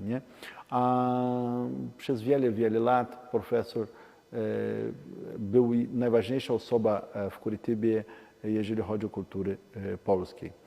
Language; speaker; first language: Polish; non-native, learner; Portuguese